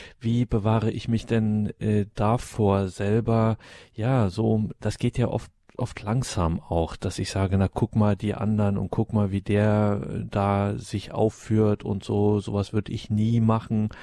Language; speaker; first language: German; native; German